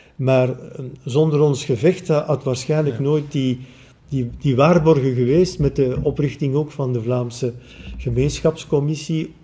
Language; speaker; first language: Dutch; native; Dutch